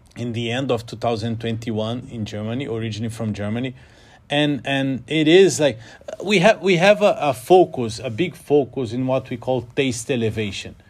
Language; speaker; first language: English; non-native, fluent; Portuguese